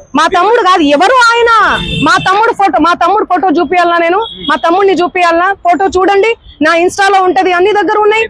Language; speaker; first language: Telugu; non-native, local second language; Lambadi